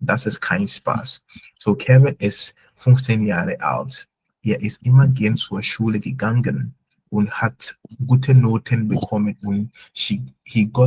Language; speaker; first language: German; non-native, fluent; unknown